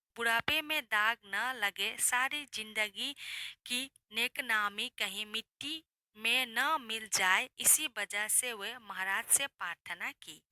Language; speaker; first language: Hindi; non-native, local second language; Assamese